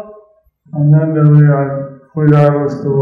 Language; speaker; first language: Spanish; non-native, learner; English